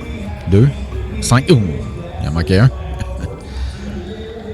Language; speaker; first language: French; native; French